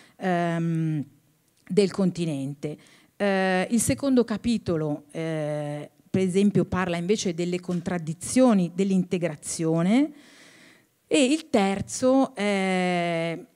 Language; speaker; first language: Italian; native; Italian